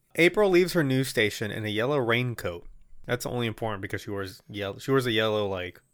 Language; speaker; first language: English; non-native, fluent; Spanish